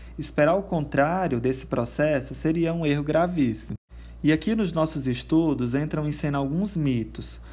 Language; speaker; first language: Portuguese; native; Portuguese